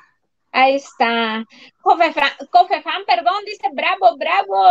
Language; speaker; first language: Spanish; native; Spanish